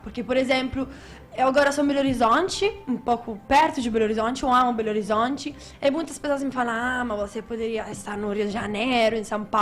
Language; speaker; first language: Portuguese; non-native, fluent; Italian